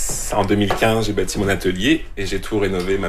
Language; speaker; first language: French; native; French